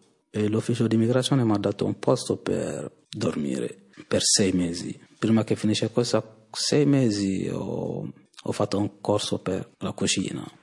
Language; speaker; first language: Italian; non-native, fluent; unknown